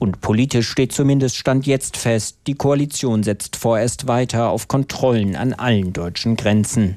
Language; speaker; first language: German; native; German